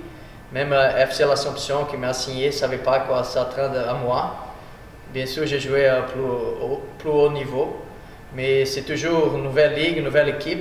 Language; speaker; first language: French; non-native, fluent; Portuguese